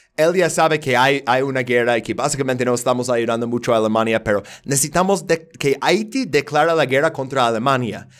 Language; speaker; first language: Spanish; non-native, fluent; English